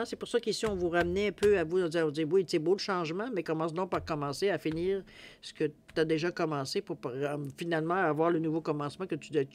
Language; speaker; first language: French; native; French